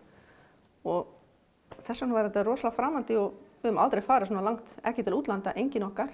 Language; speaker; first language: Icelandic; non-native, fluent; Afrikaans